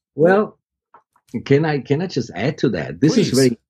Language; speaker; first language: English; non-native, fluent; German